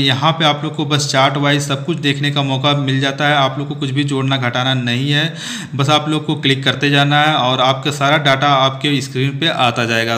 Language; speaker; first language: Hindi; native; Hindi